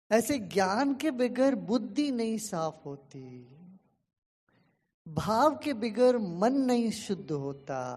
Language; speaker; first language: Hindi; non-native, local second language; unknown